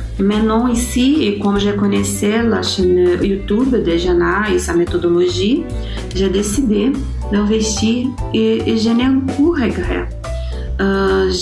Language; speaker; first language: French; non-native, learner; Portuguese